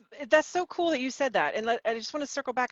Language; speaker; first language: English; native; English